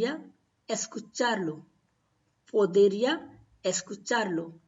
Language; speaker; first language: Spanish; non-native, fluent; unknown